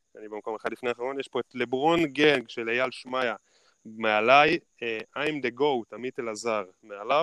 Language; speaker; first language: Hebrew; native; Hebrew